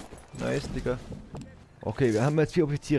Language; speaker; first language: German; native; German